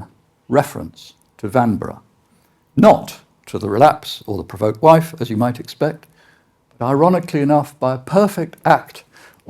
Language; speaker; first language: English; native; English